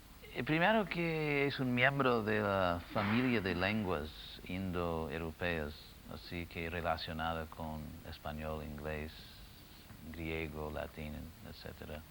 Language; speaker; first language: Spanish; non-native, fluent; English